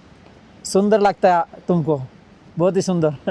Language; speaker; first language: Hindi; non-native, learner; Bangla